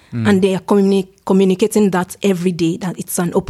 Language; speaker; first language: English; non-native, local second language; Yoruba